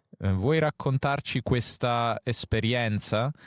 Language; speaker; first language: Italian; native; Italian